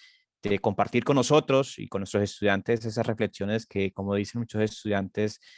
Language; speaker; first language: Spanish; native; Spanish